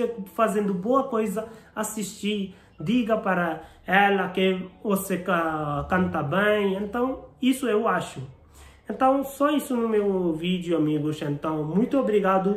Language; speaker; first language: Portuguese; non-native, learner; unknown